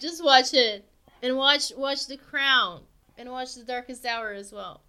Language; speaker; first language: English; non-native, fluent; Portuguese